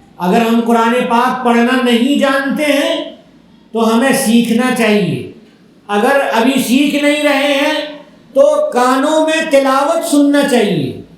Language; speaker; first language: Urdu; native; Urdu